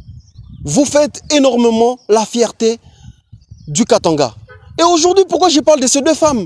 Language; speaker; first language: French; non-native, local second language; Swahili